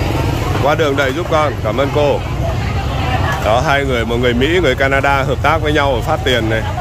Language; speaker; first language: Vietnamese; native; Vietnamese